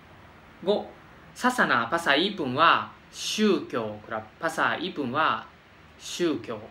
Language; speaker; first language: Thai; non-native, fluent; Japanese